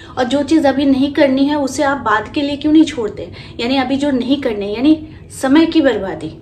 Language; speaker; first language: Hindi; non-native, local second language; Bangla